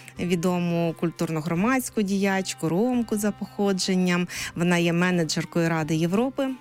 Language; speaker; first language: Ukrainian; native; Ukrainian